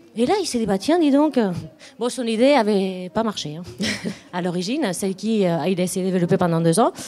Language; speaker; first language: French; non-native, fluent; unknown